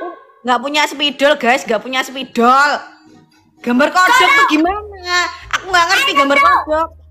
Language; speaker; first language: Indonesian; non-native, local second language; Javanese